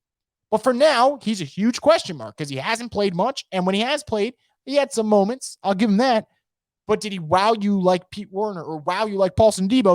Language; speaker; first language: English; native; English